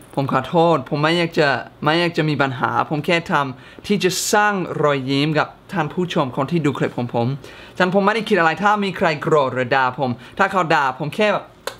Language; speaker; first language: Thai; non-native, fluent; English